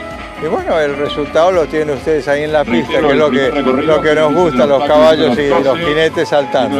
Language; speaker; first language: Spanish; native; Spanish